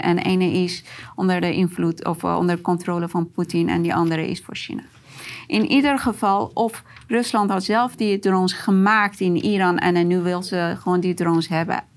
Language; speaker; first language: Dutch; non-native, fluent; Persian